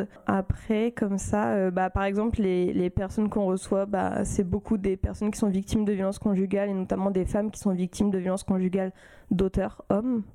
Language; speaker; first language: French; native; French